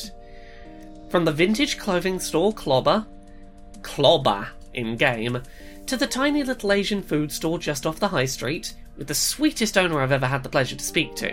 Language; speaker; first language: English; native; English